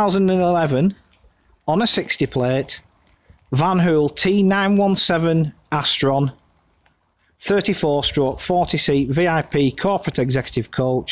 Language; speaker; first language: English; native; English